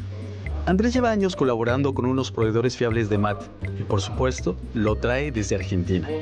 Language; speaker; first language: Spanish; native; Spanish